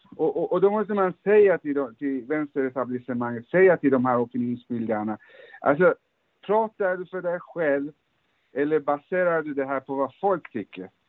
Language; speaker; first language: Swedish; early bilingual, other home language; Persian